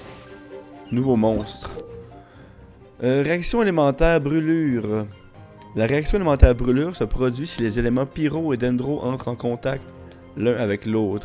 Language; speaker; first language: French; native; French